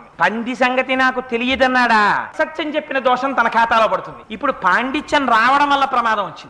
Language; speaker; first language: Telugu; native; Telugu